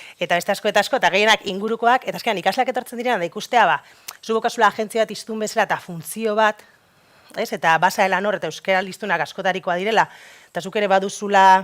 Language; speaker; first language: Basque; native; Basque